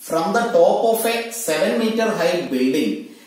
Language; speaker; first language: English; non-native, local second language; Malayalam